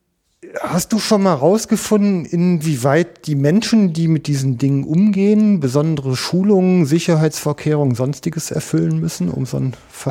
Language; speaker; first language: German; native; German